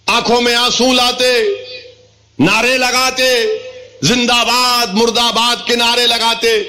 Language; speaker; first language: Urdu; native; Urdu